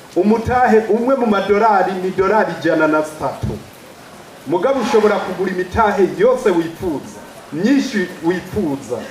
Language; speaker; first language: Rundi; early bilingual, heritage; Rundi